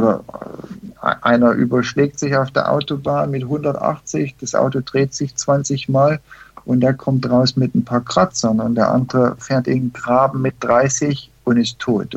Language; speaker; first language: German; early bilingual, heritage; German